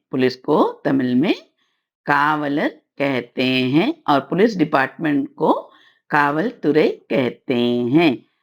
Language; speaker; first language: Hindi; non-native, local second language; Tamil